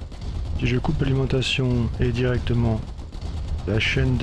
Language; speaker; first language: French; native; French